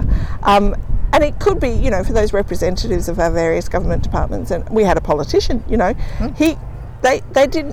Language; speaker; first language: English; native; English